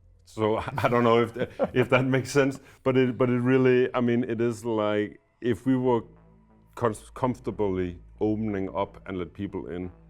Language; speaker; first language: English; non-native, fluent; Danish